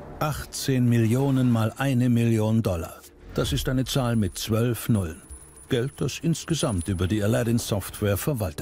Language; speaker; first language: German; native; German